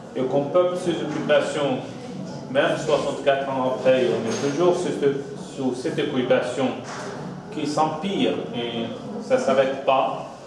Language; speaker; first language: French; non-native, fluent; Arabic